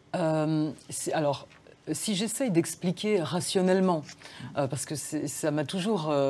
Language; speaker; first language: French; native; French